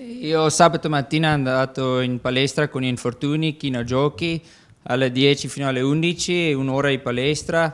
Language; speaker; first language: Italian; non-native, learner; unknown